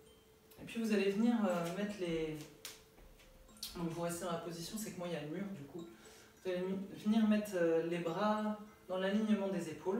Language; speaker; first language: French; native; French